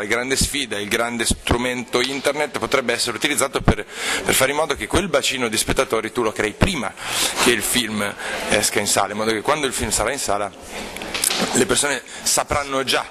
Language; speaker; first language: Italian; native; Italian